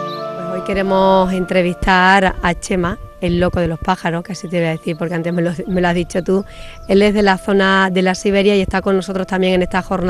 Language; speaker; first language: Spanish; native; Spanish